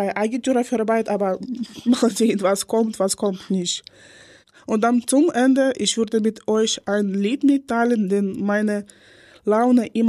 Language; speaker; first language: German; non-native, learner; Ukrainian